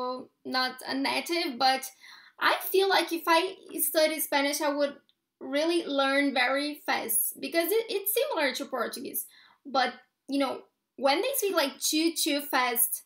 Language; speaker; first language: English; non-native, fluent; Portuguese